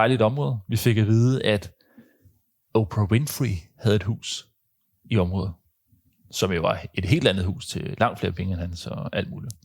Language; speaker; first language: Danish; native; Danish